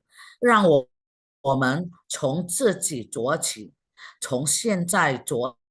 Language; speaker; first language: Chinese; non-native, fluent; Indonesian